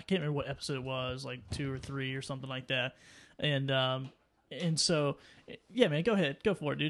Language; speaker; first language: English; native; English